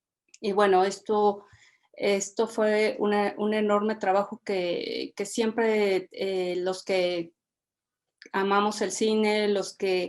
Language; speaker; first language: Spanish; native; Spanish